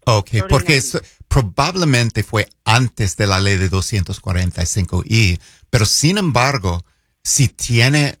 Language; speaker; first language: Spanish; non-native, fluent; English